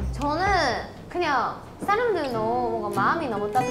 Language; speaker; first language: Korean; non-native, fluent; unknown